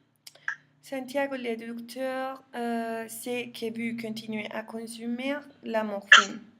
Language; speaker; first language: French; non-native, learner; Spanish